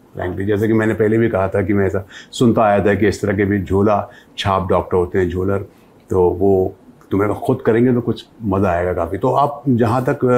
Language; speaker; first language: Hindi; native; Hindi